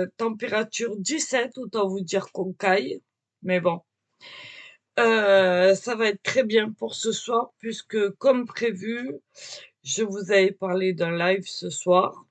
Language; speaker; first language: French; native; French